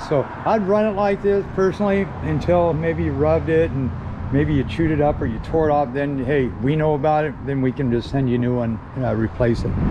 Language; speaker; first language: English; native; English